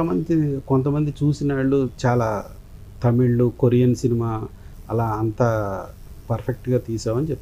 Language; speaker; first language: Telugu; native; Telugu